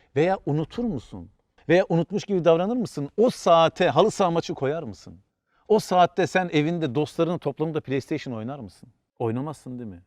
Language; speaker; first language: Turkish; native; Turkish